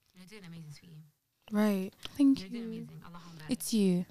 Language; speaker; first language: English; early bilingual, other home language; Somali